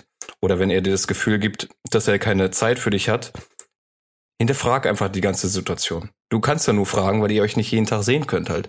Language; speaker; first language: German; native; German